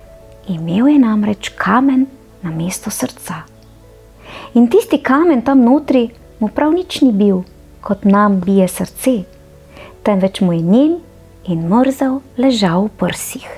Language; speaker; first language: Slovenian; native; Slovenian